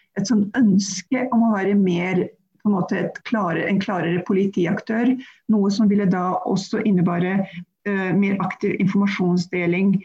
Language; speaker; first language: Norwegian; non-native, fluent; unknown